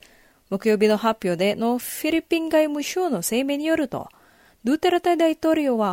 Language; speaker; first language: Japanese; non-native, fluent; Indonesian